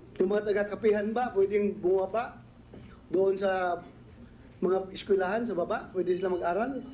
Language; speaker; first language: Filipino; non-native, local second language; Cebuano